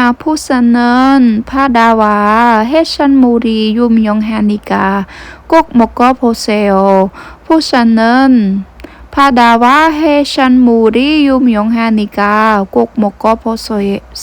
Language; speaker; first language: Korean; non-native, learner; Khmer